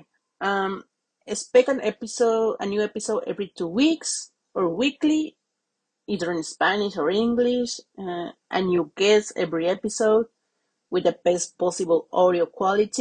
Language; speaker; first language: English; non-native, fluent; Spanish